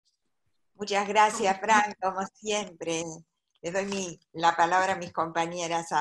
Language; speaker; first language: Spanish; native; Spanish